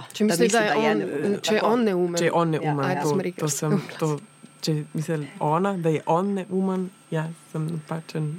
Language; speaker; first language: Slovenian; native; Slovenian